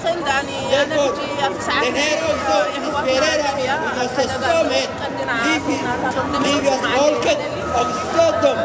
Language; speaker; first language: Swedish; non-native, learner; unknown